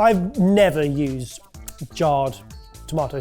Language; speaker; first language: English; native; English